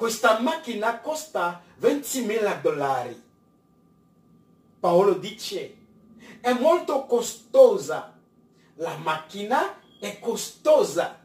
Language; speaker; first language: Italian; non-native, fluent; French